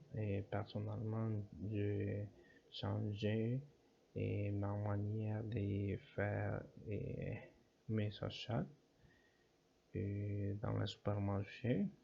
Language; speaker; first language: French; non-native, learner; Spanish